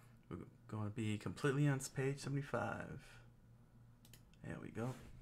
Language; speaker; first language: English; native; English